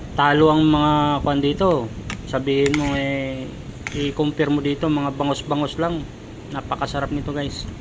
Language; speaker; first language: Filipino; non-native, local second language; Hiligaynon